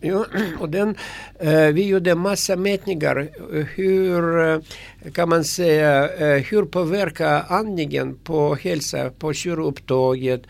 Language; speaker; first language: Swedish; non-native, fluent; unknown